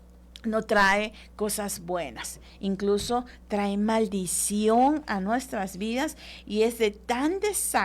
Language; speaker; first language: Spanish; native; Spanish